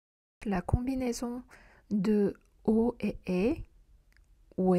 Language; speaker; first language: French; non-native, fluent; Korean